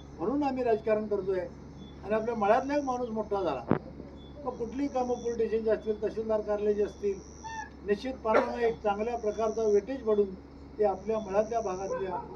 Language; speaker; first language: Marathi; native; Marathi